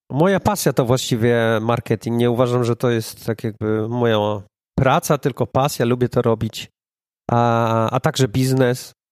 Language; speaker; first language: Polish; early bilingual, heritage; Polish